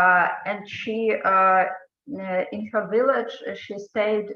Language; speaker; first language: English; non-native, fluent; Ukrainian